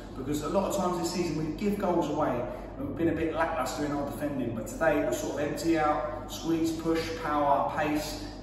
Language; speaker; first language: English; native; English